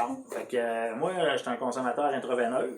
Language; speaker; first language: French; native; French